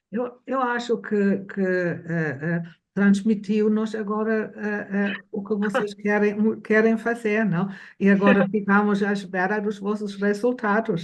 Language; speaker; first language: Portuguese; non-native, fluent; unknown